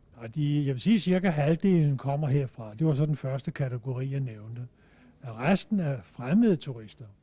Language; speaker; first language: Danish; native; Danish